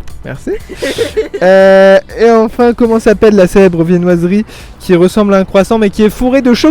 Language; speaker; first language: French; native; French